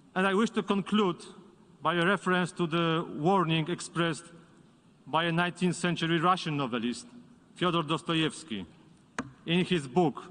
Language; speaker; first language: English; non-native, fluent; Polish